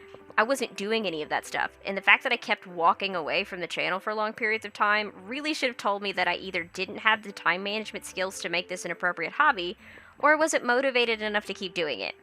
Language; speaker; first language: English; native; English